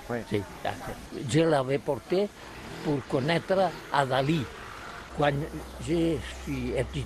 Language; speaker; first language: French; non-native, learner; Catalan